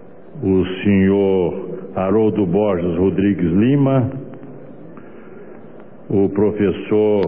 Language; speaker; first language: Portuguese; native; Portuguese